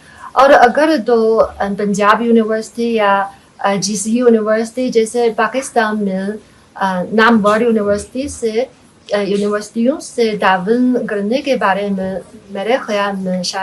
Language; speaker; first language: Hindi; non-native, fluent; Chinese